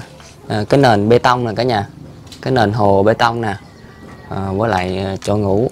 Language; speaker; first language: Vietnamese; native; Vietnamese